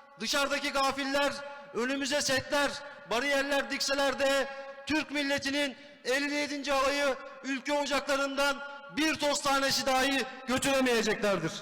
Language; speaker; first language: Turkish; native; Turkish